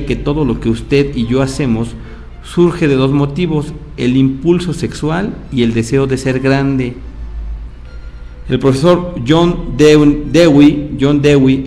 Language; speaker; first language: Spanish; native; Spanish